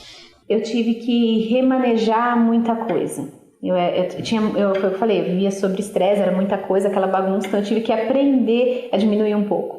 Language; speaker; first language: Portuguese; native; Portuguese